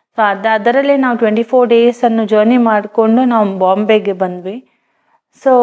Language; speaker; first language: Kannada; early bilingual, other home language; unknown